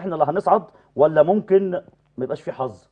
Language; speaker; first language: Arabic; native; Arabic